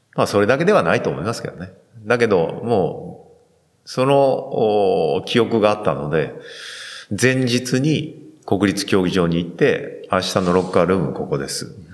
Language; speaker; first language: Japanese; native; Japanese